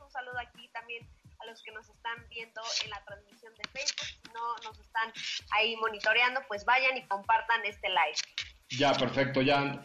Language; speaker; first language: Spanish; native; Spanish